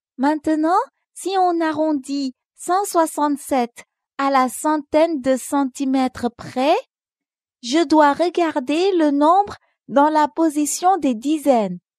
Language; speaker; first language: French; non-native, local second language; Wolof